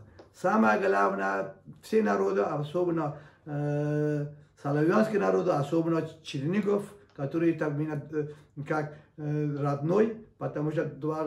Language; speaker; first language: Russian; non-native, learner; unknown